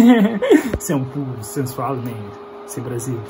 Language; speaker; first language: French; non-native, learner; Portuguese